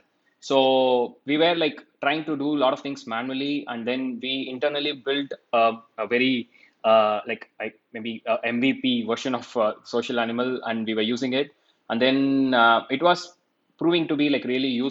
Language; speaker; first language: English; non-native, local second language; Tamil